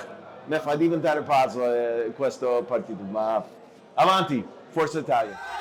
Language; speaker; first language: Italian; non-native, learner; English